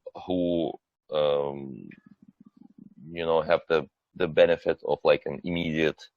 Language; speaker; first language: English; non-native, fluent; Russian